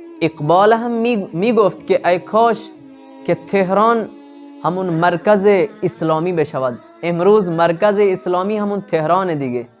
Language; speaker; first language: Persian; non-native, fluent; Urdu